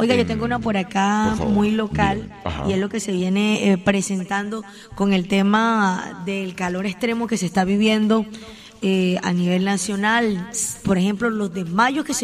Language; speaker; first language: Spanish; native; Spanish